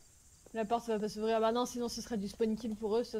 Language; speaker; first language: French; native; French